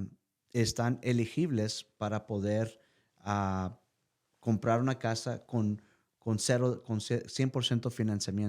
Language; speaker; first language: Spanish; early bilingual, heritage; Spanish